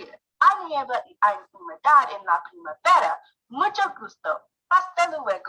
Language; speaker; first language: Spanish; non-native, learner; English